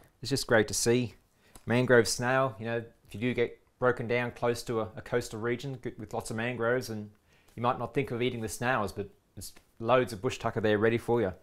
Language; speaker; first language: English; native; English